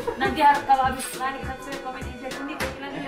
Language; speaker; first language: Indonesian; native; Indonesian